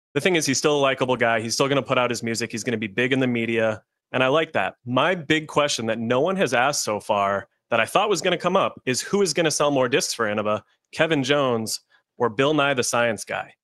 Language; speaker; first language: English; native; English